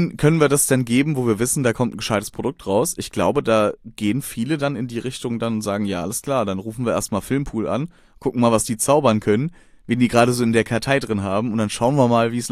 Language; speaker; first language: German; native; German